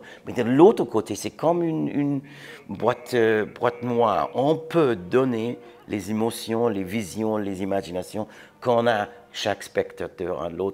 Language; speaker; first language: French; non-native, learner; English